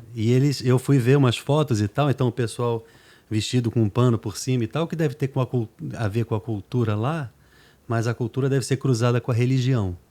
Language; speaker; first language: Portuguese; native; Portuguese